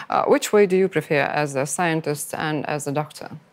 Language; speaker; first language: English; non-native, fluent; Lithuanian